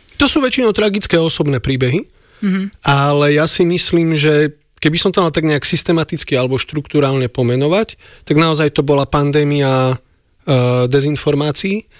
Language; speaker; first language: Slovak; native; Slovak